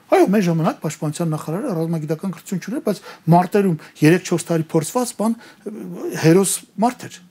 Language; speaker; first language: Armenian; native; Armenian